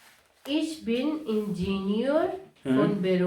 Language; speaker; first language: German; non-native, learner; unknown